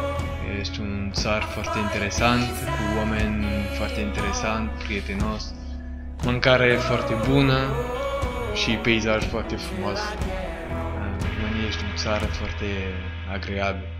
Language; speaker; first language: Romanian; non-native, learner; French